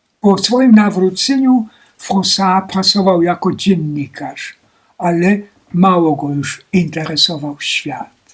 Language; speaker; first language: Polish; native; Polish